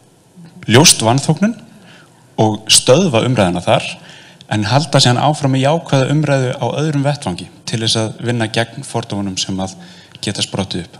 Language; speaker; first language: Icelandic; native; Icelandic